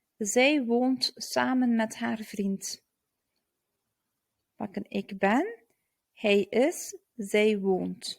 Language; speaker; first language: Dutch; non-native, fluent; Turkish